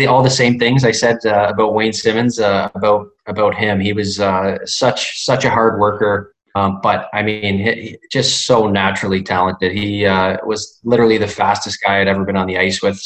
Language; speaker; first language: English; native; English